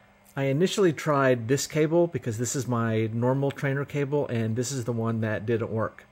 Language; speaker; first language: English; native; English